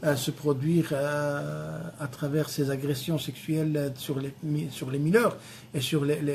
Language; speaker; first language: French; non-native, local second language; Arabic